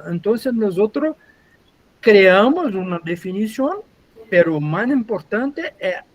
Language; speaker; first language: Spanish; non-native, learner; Portuguese